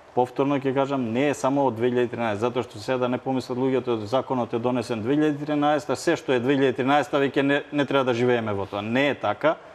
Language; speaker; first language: Macedonian; non-native, local second language; Albanian